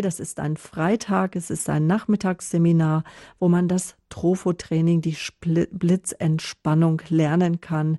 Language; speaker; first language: German; native; German